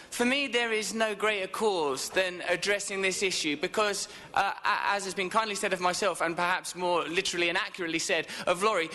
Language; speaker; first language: English; native; English